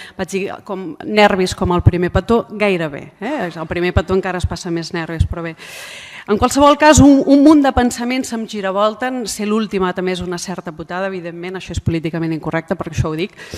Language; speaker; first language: Catalan; non-native, local second language; Spanish